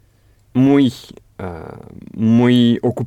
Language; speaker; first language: Spanish; non-native, learner; French